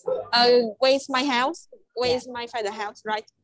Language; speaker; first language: English; non-native, learner; Vietnamese